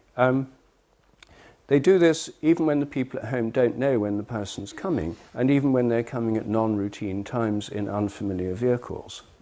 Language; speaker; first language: English; native; English